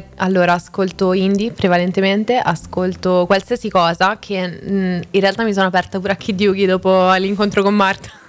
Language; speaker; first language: Italian; native; Italian